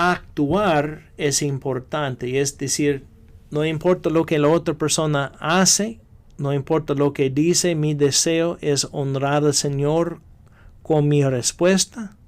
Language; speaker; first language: Spanish; non-native, fluent; English